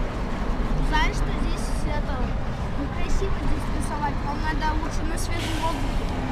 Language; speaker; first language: Russian; non-native, learner; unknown